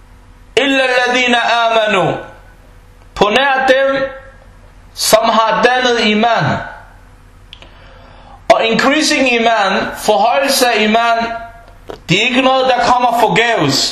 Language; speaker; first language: Danish; early bilingual, other home language; Arabic